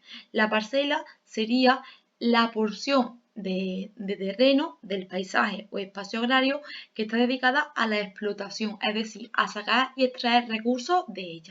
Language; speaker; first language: Spanish; native; Spanish